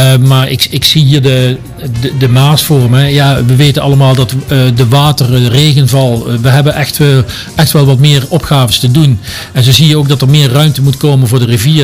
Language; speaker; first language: Dutch; native; Dutch